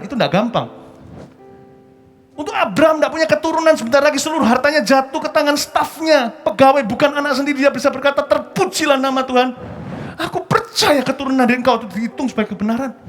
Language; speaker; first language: Indonesian; native; Indonesian